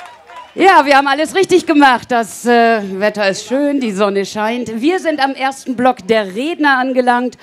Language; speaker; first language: German; native; German